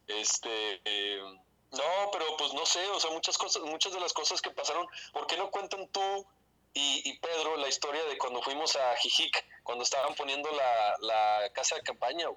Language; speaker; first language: Spanish; native; Spanish